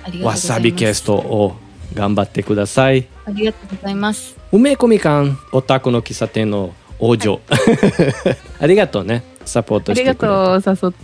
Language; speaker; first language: Japanese; non-native, learner; Portuguese